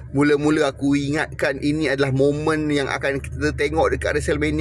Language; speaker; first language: Malay; native; Malay